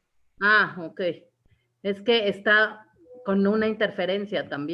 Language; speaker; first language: Spanish; native; Spanish